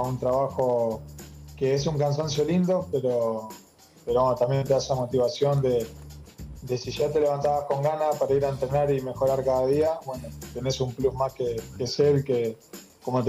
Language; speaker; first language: Spanish; native; Spanish